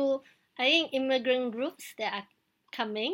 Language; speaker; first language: English; native; English